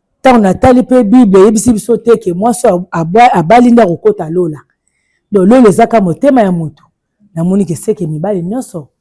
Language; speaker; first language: Lingala; native; Lingala